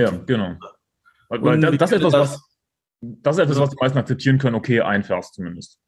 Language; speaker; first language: German; native; German